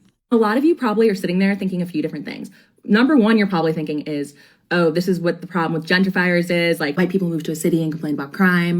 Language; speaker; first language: English; native; English